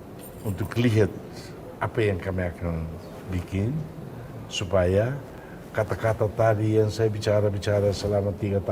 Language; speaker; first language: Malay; non-native, fluent; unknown